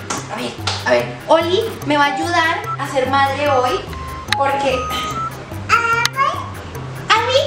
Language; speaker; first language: Spanish; native; Spanish